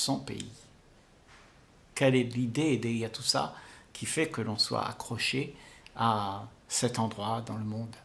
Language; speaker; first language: French; native; French